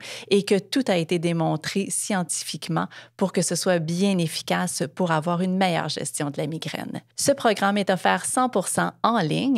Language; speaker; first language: French; native; French